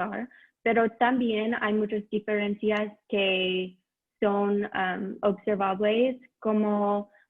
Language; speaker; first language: Spanish; non-native, learner; English